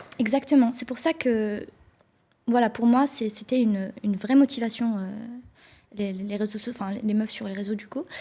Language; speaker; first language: French; non-native, local second language; Arabic